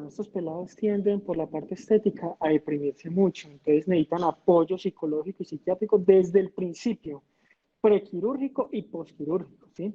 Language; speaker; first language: Spanish; native; Spanish